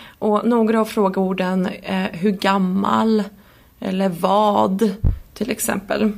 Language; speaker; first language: Swedish; native; Swedish